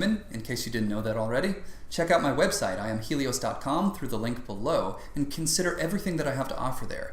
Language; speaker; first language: English; native; English